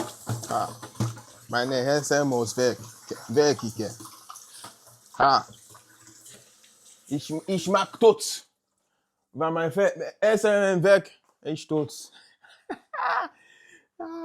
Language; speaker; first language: German; non-native, learner; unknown